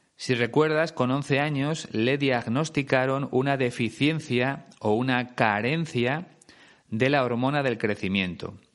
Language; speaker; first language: Spanish; native; Spanish